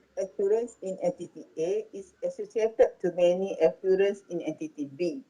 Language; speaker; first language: English; non-native, local second language; Malay